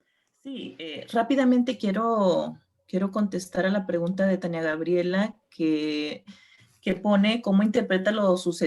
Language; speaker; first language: Spanish; native; Spanish